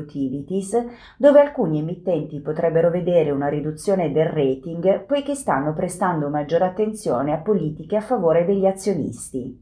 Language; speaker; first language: Italian; native; Italian